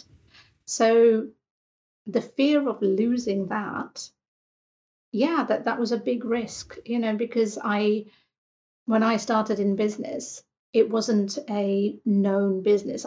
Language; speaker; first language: English; native; English